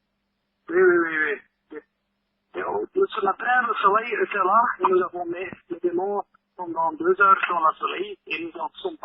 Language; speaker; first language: French; non-native, local second language; Dutch